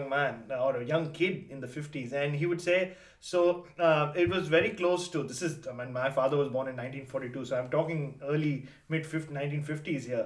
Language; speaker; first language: English; non-native, local second language; Tamil